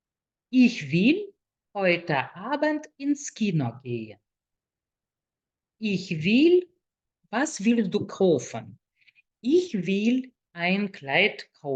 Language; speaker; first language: German; non-native, fluent; Lithuanian